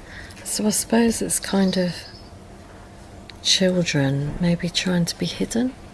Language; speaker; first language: English; native; English